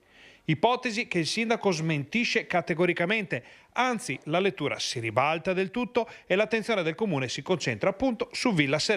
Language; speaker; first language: Italian; native; Italian